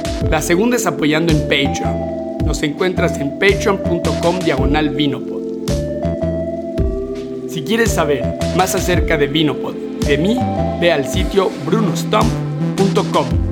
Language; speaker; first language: Spanish; native; Spanish